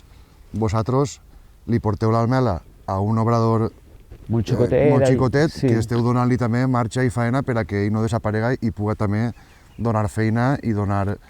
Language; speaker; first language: Catalan; native; Catalan